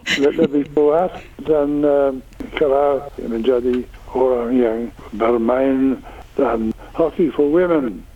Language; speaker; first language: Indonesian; non-native, learner; English